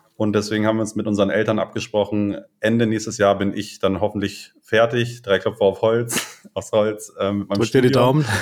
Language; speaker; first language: German; native; German